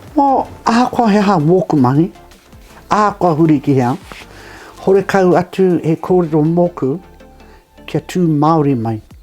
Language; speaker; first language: Māori; native; Māori